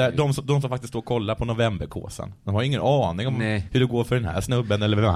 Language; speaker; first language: Swedish; native; Swedish